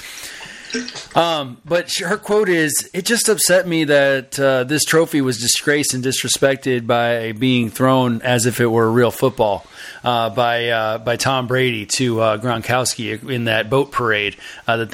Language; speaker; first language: English; native; English